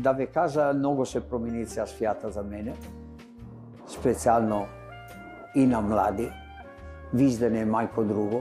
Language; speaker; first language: Bulgarian; non-native, learner; Italian